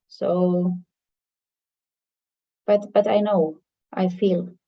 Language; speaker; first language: English; non-native, fluent; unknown